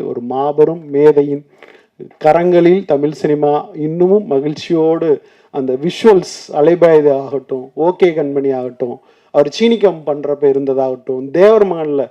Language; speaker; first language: Tamil; native; Tamil